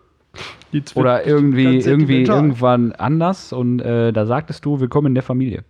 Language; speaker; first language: German; native; German